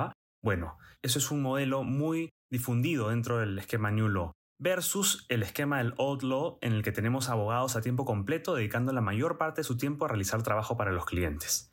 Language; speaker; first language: Spanish; native; Spanish